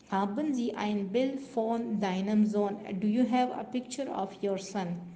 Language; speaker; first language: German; non-native, learner; Urdu